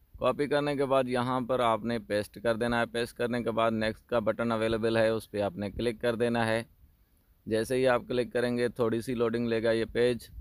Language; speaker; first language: Urdu; native; Urdu